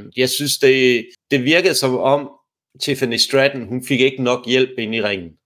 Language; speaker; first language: Danish; native; Danish